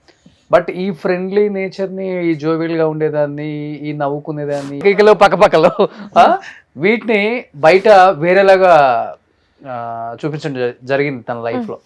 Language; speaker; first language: Telugu; native; Telugu